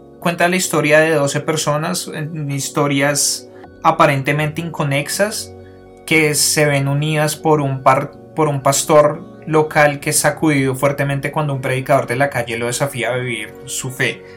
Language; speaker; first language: Spanish; native; Spanish